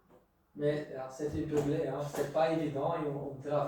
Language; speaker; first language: French; non-native, local second language; Dutch